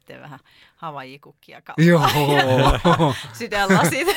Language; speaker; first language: Finnish; native; Finnish